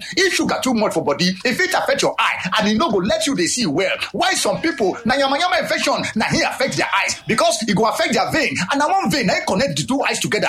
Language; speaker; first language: Nigerian Pidgin; native; Nigerian Pidgin